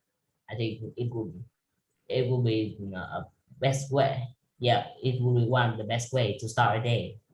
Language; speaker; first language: English; non-native, learner; Vietnamese